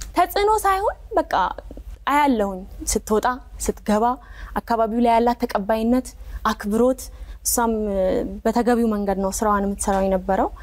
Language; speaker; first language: Amharic; native; Amharic